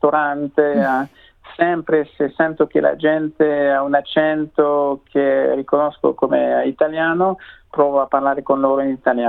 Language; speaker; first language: Italian; non-native, fluent; French